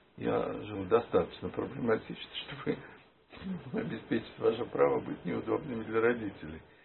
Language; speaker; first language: Russian; native; Russian